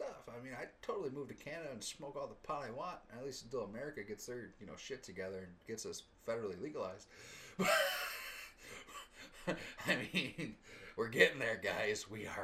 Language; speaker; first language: English; native; English